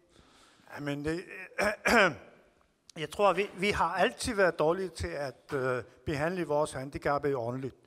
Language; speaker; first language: Danish; non-native, local second language; Kalaallisut